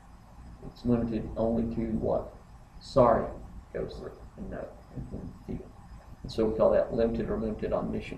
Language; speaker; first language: English; native; English